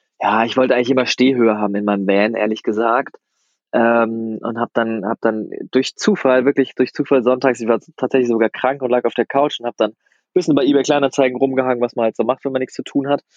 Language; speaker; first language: German; native; German